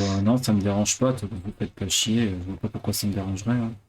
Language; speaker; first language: French; native; French